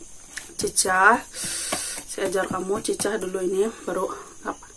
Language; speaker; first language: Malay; non-native, local second language; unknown